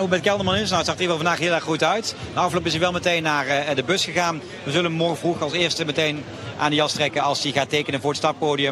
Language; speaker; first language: Dutch; native; Dutch